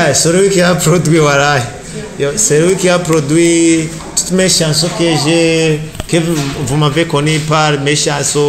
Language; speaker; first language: French; non-native, learner; Rundi